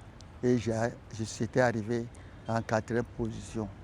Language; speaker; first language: French; non-native, local second language; Ewe